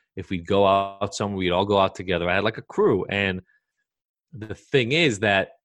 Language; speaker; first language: English; early bilingual, other home language; Hebrew